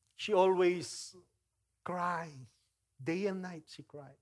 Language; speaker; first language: English; non-native, local second language; Filipino